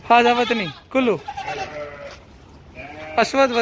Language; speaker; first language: Arabic; non-native, learner; Urdu